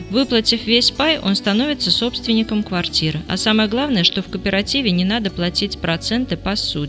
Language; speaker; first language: Russian; native; Russian